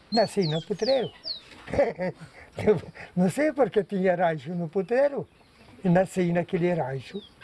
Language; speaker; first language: Portuguese; non-native, local second language; Polish